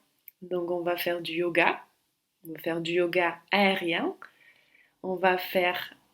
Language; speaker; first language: French; non-native, fluent; Slovak